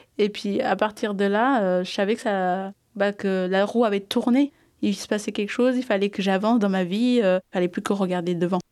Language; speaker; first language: French; early bilingual, other home language; Amharic